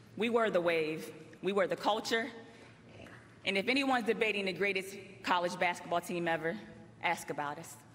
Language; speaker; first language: English; native; English